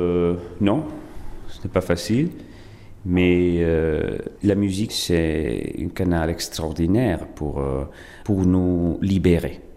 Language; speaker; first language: French; non-native, fluent; Italian